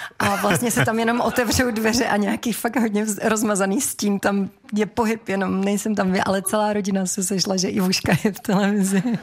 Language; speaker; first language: Czech; native; Czech